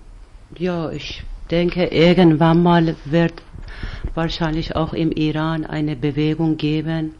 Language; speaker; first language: German; non-native, fluent; Persian